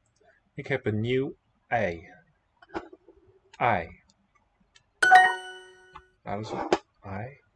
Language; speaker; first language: Dutch; non-native, learner; English